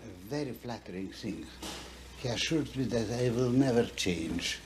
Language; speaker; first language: English; non-native, fluent; Russian